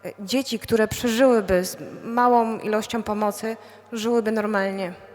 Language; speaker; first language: Polish; native; Polish